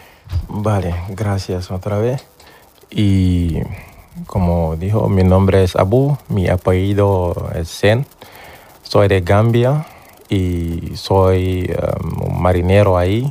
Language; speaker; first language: Spanish; non-native, learner; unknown